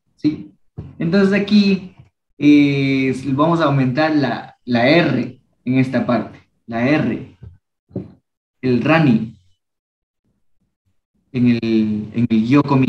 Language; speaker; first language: Spanish; non-native, local second language; Quechua